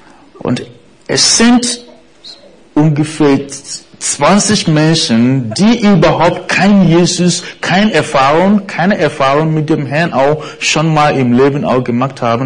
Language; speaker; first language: German; non-native, fluent; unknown